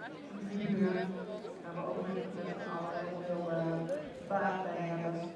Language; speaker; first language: Dutch; native; Dutch